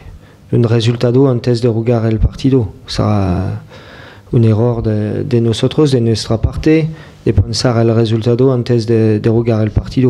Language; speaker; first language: Spanish; non-native, fluent; French